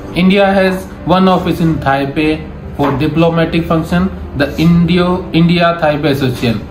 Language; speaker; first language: English; non-native, local second language; Hindi